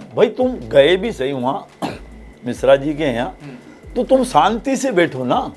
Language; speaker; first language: Hindi; native; Hindi